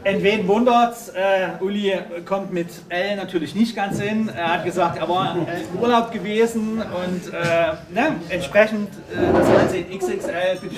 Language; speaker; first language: German; native; German